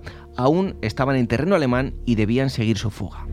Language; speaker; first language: Spanish; native; Spanish